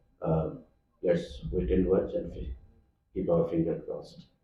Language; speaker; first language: English; non-native, local second language; Bangla